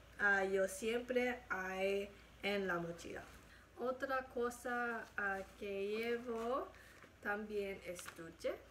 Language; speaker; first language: Spanish; non-native, learner; English